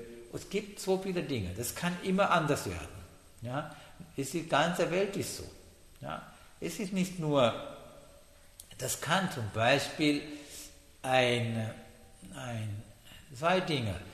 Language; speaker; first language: German; non-native, learner; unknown